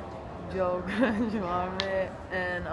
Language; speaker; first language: Spanish; non-native, learner; English